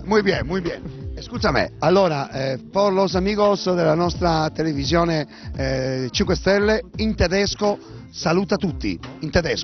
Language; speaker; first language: Italian; native; Italian